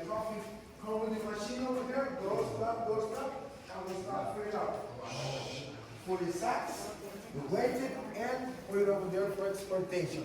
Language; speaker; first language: English; non-native, local second language; Spanish